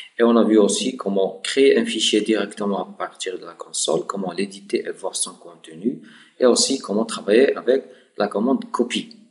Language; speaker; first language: French; non-native, local second language; Arabic